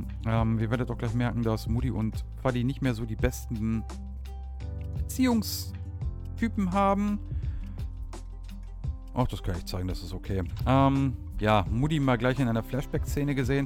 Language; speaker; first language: German; native; German